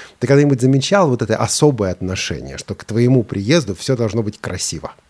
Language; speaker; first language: Russian; native; Russian